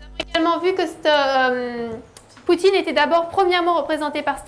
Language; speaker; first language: French; native; French